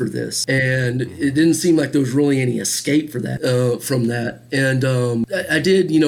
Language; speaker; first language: English; native; English